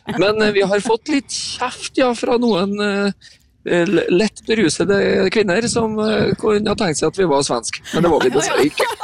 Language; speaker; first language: Norwegian; native; Norwegian